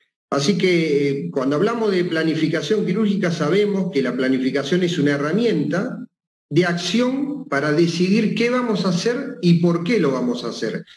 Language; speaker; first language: Spanish; native; Spanish